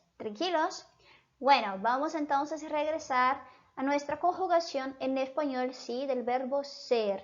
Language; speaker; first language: Spanish; non-native, fluent; Portuguese